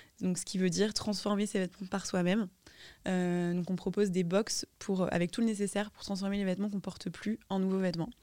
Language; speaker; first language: French; native; French